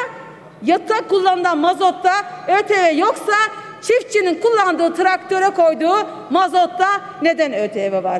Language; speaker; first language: Turkish; native; Turkish